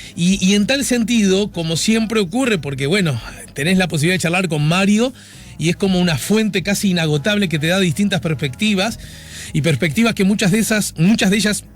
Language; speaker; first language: Spanish; native; Spanish